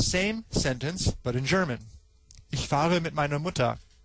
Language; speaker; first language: German; non-native, fluent; English